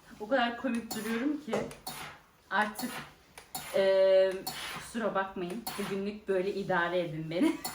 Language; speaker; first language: Turkish; native; Turkish